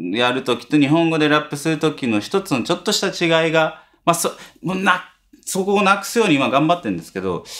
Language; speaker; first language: Japanese; early bilingual, heritage; Japanese